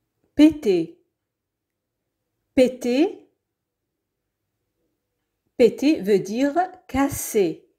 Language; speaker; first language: French; non-native, fluent; Arabic